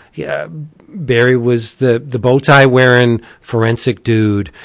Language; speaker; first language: English; native; English